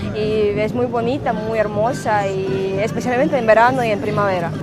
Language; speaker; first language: Spanish; early bilingual, other home language; Ukrainian